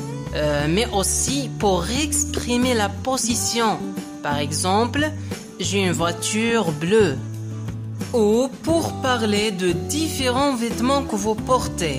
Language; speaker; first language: French; non-native, local second language; Arabic